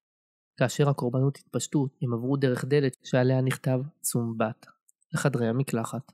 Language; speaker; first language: Hebrew; native; Hebrew